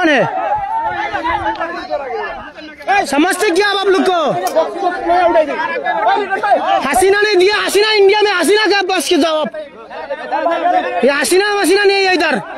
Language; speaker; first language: Hindi; non-native, learner; Bangla